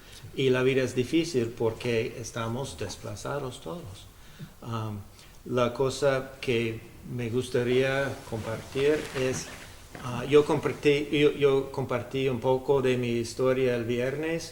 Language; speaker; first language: Spanish; non-native, learner; English